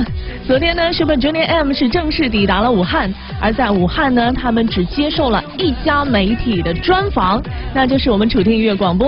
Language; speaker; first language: Chinese; native; Chinese